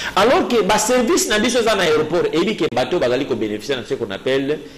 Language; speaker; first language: French; non-native, local second language; Luba-Lulua